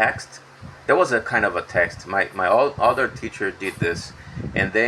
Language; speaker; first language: English; non-native, fluent; Portuguese